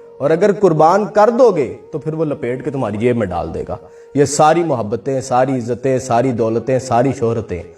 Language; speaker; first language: Urdu; non-native, local second language; Punjabi